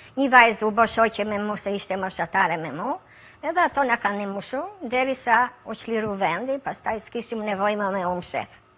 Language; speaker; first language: Albanian; early bilingual, other home language; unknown